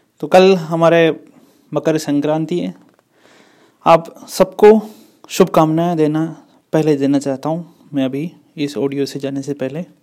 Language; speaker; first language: Hindi; non-native, local second language; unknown